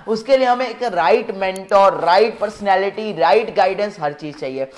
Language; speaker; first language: Hindi; native; Hindi